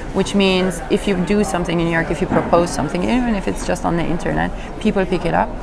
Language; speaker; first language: English; non-native, fluent; Romanian